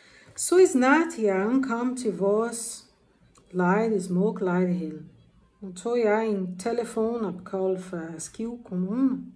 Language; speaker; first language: Danish; non-native, learner; Portuguese